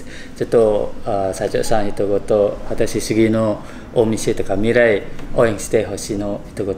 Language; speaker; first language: Japanese; non-native, learner; Indonesian